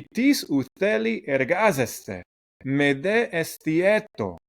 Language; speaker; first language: Greek; non-native, fluent; English